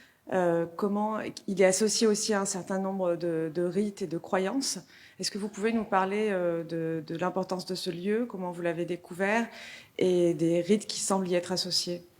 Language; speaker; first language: French; native; French